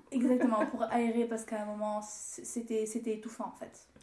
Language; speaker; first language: French; early bilingual, other home language; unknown